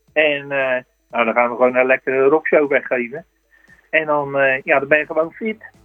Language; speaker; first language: Dutch; native; Dutch